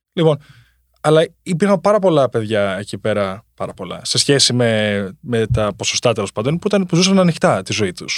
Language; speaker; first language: Greek; early bilingual, heritage; Greek